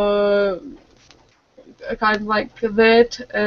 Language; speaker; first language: English; non-native, learner; Russian